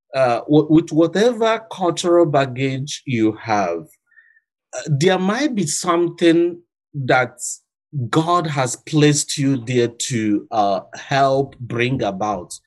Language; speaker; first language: English; non-native, local second language; Igbo